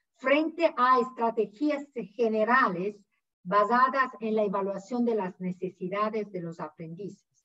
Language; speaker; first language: Spanish; non-native, fluent; Italian